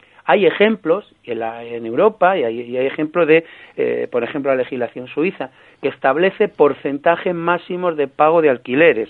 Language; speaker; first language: Spanish; native; Spanish